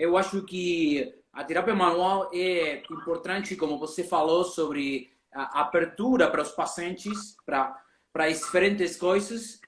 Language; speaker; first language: Portuguese; non-native, learner; Spanish